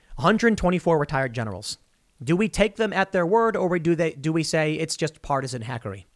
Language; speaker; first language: English; native; English